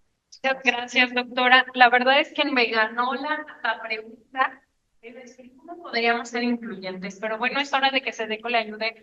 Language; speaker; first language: Spanish; native; Spanish